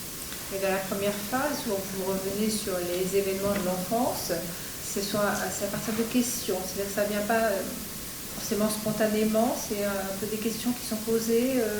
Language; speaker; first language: French; native; French